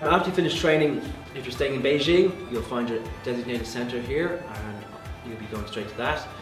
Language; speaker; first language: English; native; English